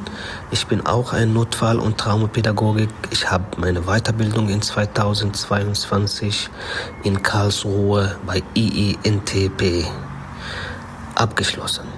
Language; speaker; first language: German; non-native, learner; Arabic